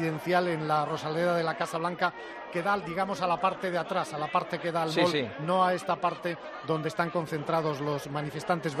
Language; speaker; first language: Spanish; native; Spanish